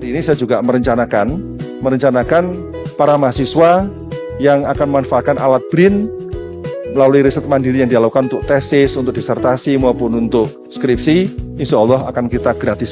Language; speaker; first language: Indonesian; native; Indonesian